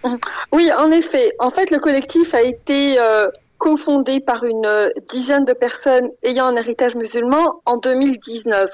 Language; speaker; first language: French; non-native, local second language; Arabic